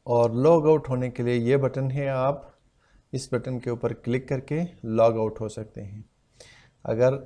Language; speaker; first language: Urdu; non-native, local second language; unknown